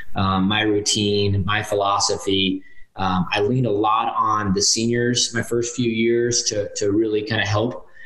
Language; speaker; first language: English; native; English